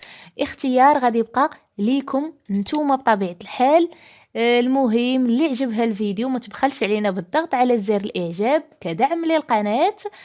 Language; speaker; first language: Arabic; native; Arabic